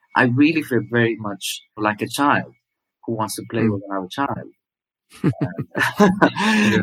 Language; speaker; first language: English; non-native, fluent; Greek